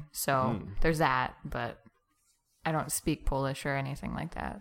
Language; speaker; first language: English; native; English